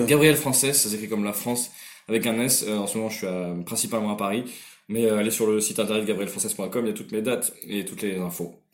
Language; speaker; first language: French; native; French